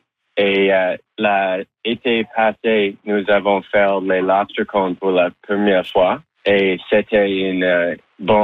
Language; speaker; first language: French; non-native, local second language; English